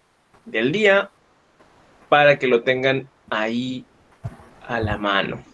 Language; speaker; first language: Spanish; native; Spanish